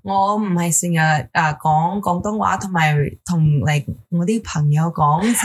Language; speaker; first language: Cantonese; non-native, learner; English